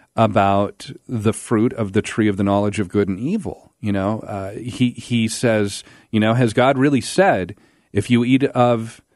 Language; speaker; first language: English; native; English